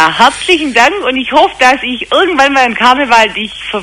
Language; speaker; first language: German; native; German